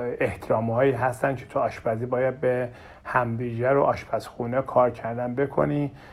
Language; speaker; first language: Persian; non-native, learner; Turkish